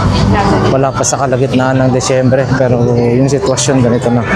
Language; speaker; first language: Filipino; native; Filipino